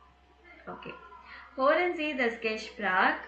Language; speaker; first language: German; non-native, fluent; Tamil